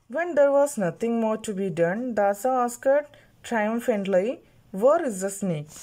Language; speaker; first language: English; non-native, local second language; Malayalam